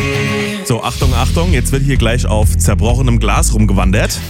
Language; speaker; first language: German; native; German